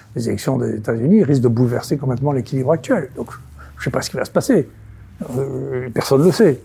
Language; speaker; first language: French; native; French